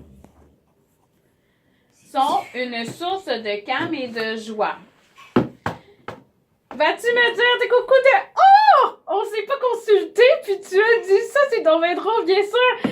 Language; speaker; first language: French; native; French